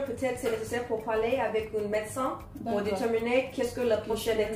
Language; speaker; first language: French; non-native, learner; English